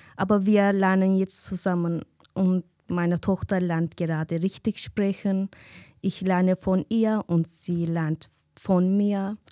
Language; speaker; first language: German; non-native, learner; Kurdish